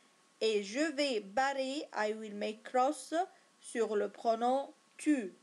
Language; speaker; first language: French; non-native, fluent; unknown